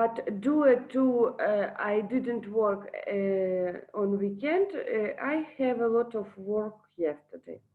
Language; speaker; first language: English; non-native, learner; Russian